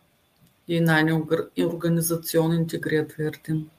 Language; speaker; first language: German; non-native, fluent; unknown